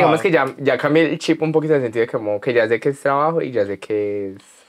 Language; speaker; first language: Spanish; native; Spanish